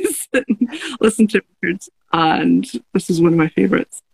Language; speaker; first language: English; native; English